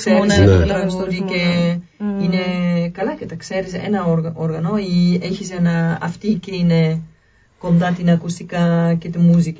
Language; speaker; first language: Greek; non-native, learner; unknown